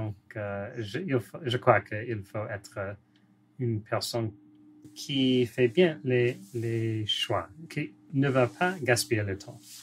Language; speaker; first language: French; non-native, learner; English